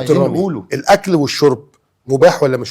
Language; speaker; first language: Arabic; native; Arabic